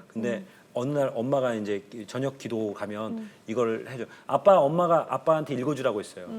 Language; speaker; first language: Korean; native; Korean